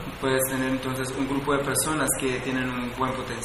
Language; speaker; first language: Spanish; native; Spanish